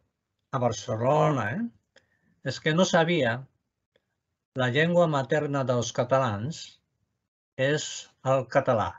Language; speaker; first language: Catalan; non-native, fluent; Japanese